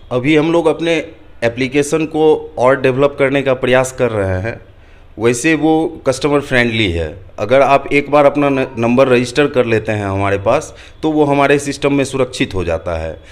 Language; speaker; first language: Hindi; native; Hindi